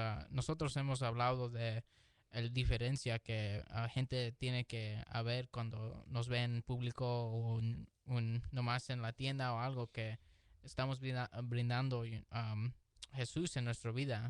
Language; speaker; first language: Spanish; early bilingual, heritage; Spanish